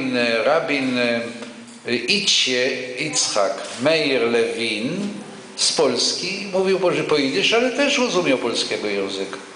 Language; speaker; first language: Polish; non-native, local second language; Yiddish